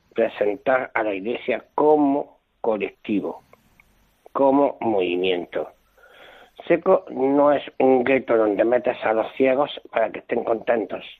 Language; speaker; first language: Spanish; native; Spanish